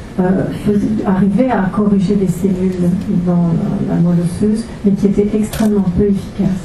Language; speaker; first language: French; native; French